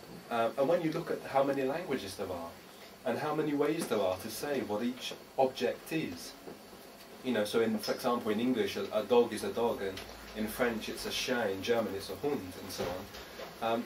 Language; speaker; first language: English; native; English